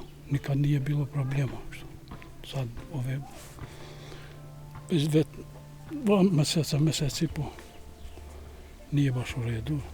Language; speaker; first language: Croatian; non-native, local second language; Albanian